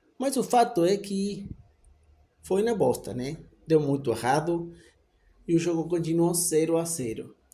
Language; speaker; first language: Portuguese; non-native, fluent; Spanish